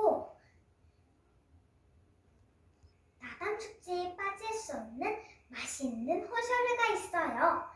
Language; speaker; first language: Korean; early bilingual, other home language; Mongolian